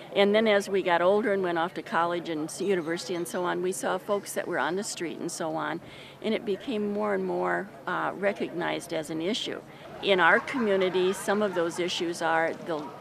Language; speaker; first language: English; native; English